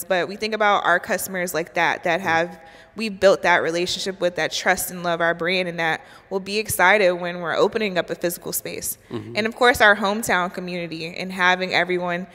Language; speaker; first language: English; native; English